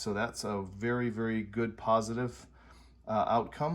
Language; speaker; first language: English; native; English